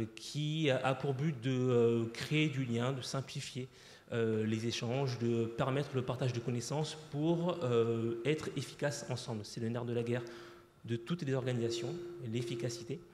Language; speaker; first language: French; native; French